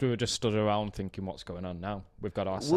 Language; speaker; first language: English; native; English